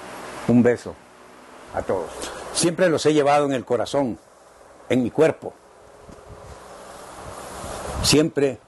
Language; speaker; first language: Spanish; native; Spanish